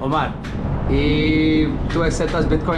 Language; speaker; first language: Spanish; non-native, learner; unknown